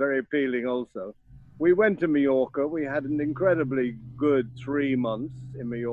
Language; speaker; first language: English; native; English